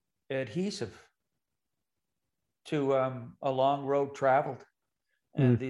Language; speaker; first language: English; native; English